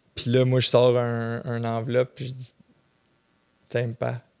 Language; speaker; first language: French; native; French